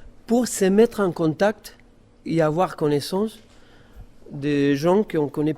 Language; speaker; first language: French; non-native, fluent; Spanish